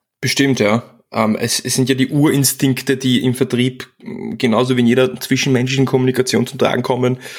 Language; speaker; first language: German; early bilingual, other home language; Czech